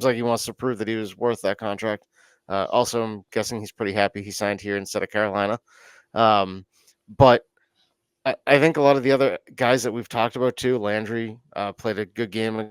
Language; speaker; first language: English; native; English